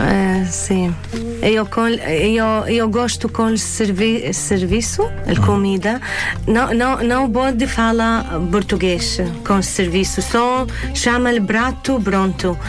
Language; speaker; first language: Portuguese; non-native, learner; Arabic